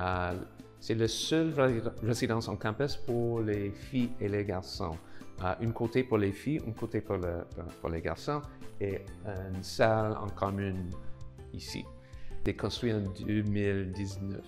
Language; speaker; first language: French; non-native, learner; English